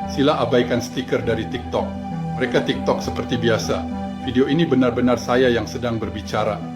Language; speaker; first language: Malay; non-native, learner; French